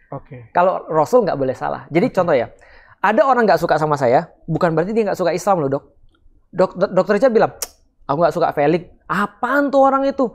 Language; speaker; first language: Indonesian; native; Indonesian